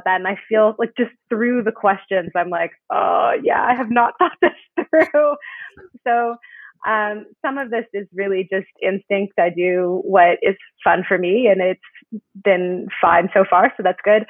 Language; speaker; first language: English; native; English